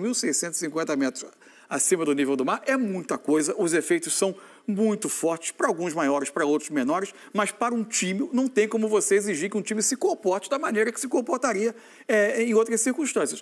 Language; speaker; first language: Portuguese; native; Portuguese